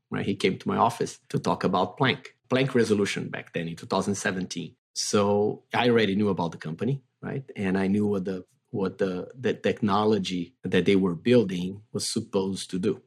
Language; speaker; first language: English; non-native, fluent; Portuguese